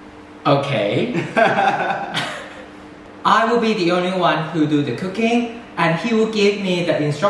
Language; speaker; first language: English; non-native, fluent; Thai